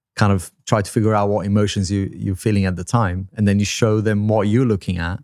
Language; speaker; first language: English; non-native, fluent; Portuguese